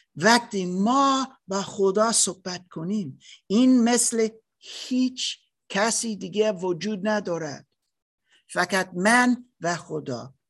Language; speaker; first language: Persian; non-native, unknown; German